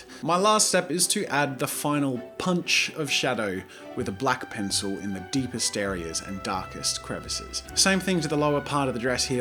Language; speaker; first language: English; native; English